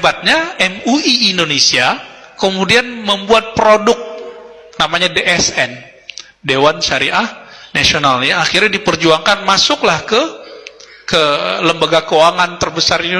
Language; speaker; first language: Indonesian; native; Indonesian